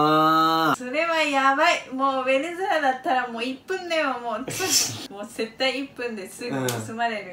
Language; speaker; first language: Japanese; non-native, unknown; Spanish